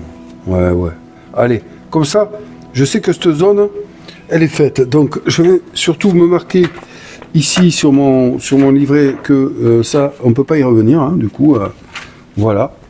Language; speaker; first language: French; native; French